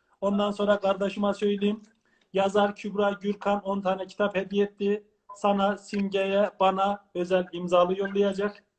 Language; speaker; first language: Turkish; native; Turkish